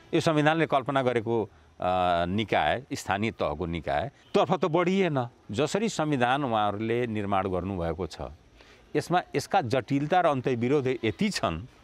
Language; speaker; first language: Nepali; non-native, local second language; Bhojpuri